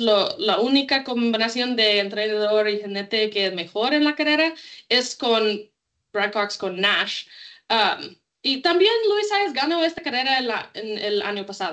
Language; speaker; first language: Spanish; non-native, learner; English